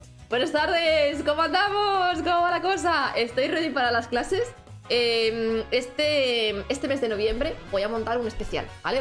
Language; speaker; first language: Spanish; native; Spanish